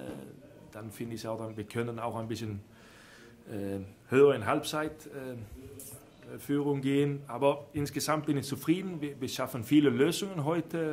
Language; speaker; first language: German; non-native, fluent; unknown